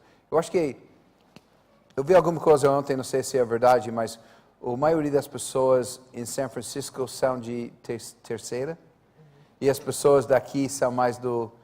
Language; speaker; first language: Portuguese; non-native, fluent; English